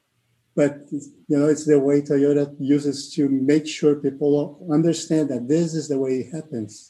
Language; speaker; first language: English; non-native, fluent; Portuguese